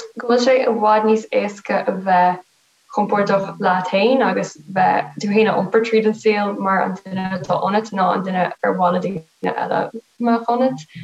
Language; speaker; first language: Irish; non-native, local second language; English